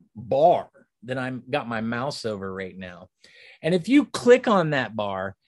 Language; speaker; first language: English; native; English